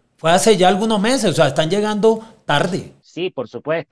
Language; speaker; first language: Spanish; native; Spanish